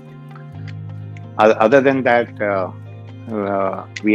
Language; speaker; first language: English; non-native, local second language; Hindi